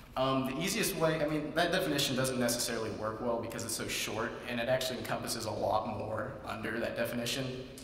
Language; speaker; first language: English; native; English